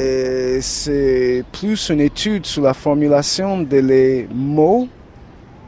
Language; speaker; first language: French; non-native, learner; English